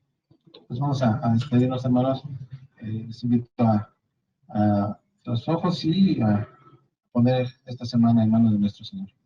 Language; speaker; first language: Spanish; native; Spanish